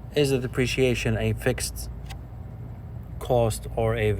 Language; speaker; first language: English; non-native, fluent; Arabic